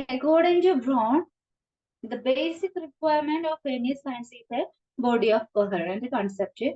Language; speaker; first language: English; non-native, local second language; Malayalam